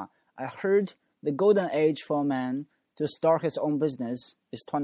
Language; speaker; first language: English; non-native, fluent; Chinese